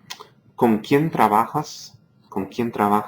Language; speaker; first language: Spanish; non-native, fluent; English